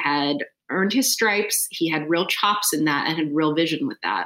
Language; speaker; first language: English; native; English